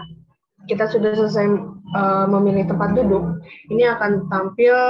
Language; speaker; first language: Indonesian; native; Indonesian